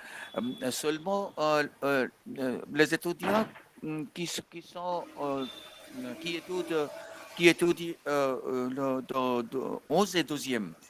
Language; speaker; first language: French; non-native, fluent; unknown